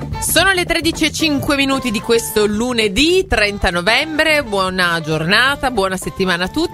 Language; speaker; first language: Italian; native; Italian